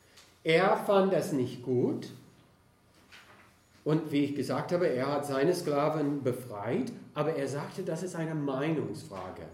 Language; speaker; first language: German; non-native, fluent; English